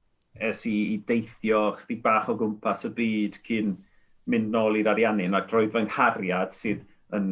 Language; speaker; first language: Welsh; non-native, fluent; Spanish